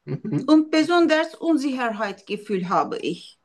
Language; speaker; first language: German; non-native, learner; Turkish